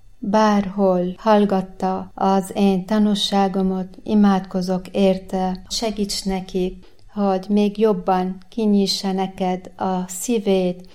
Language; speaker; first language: Hungarian; non-native, learner; Arabic